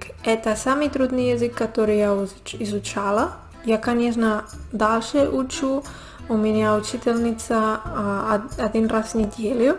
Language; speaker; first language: Russian; non-native, learner; Spanish